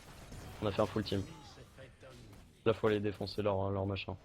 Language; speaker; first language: French; native; French